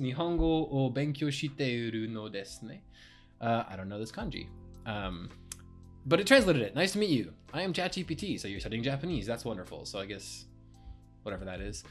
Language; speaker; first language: English; native; English